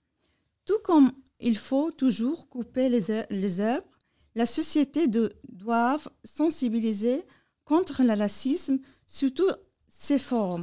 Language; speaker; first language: French; non-native, learner; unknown